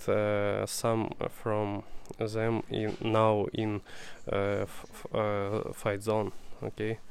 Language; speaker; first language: English; non-native, learner; Russian